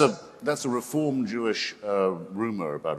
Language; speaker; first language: English; native; English